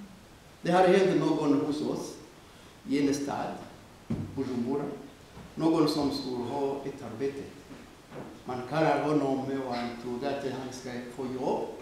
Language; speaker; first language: Swedish; non-native, fluent; Rundi